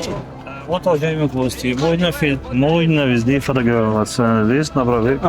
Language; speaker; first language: Russian; non-native, fluent; Arabic